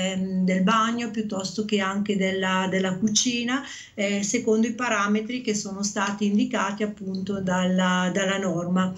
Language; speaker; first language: Italian; native; Italian